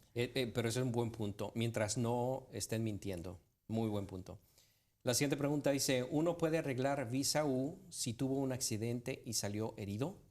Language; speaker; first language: Spanish; native; Spanish